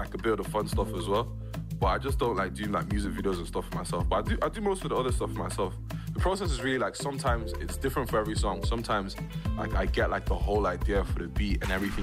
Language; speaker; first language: English; native; English